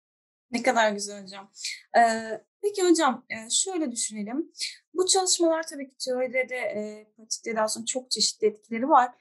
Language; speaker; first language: Turkish; native; Turkish